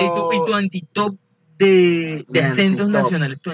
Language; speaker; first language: Spanish; native; Spanish